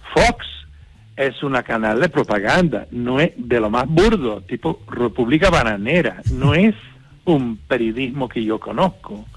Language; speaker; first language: Spanish; non-native, fluent; English